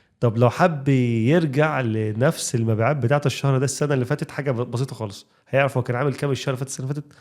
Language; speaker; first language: Egyptian Arabic; native; Egyptian Arabic